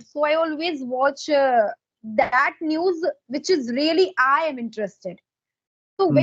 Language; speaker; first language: English; non-native, local second language; Hindi